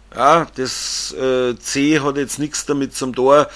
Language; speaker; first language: German; native; German